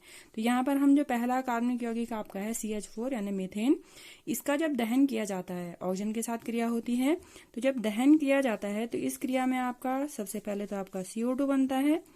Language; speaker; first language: Hindi; native; Hindi